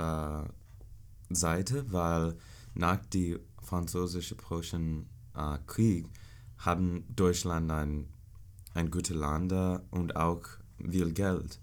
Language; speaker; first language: German; non-native, learner; English